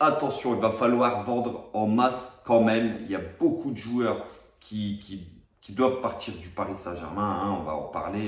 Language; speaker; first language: French; native; French